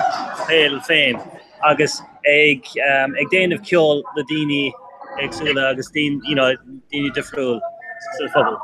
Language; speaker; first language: Irish; non-native, fluent; English